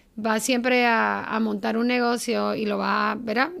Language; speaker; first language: Spanish; native; Spanish